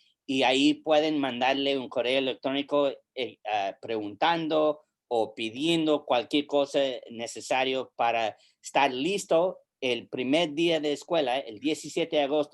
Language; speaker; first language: Spanish; early bilingual, heritage; English